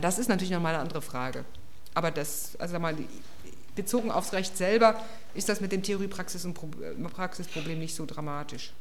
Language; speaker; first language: German; native; German